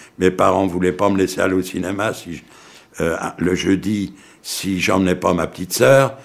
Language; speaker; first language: French; early bilingual, other home language; Yiddish